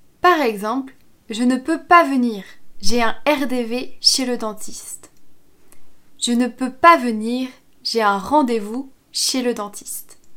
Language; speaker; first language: French; native; French